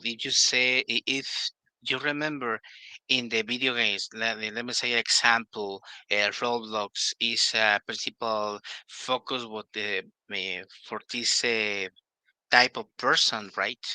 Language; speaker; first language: English; non-native, learner; Spanish